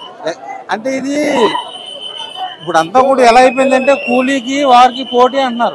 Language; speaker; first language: Telugu; native; Telugu